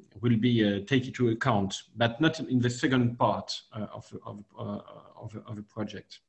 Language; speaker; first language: English; non-native, fluent; French